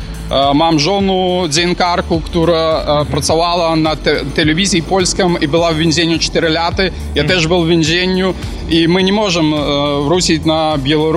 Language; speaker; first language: Polish; non-native, learner; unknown